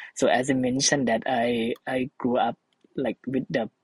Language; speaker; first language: English; non-native, fluent; Thai